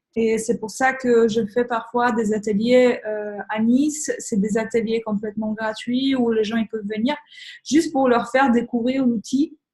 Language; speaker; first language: French; non-native, fluent; Polish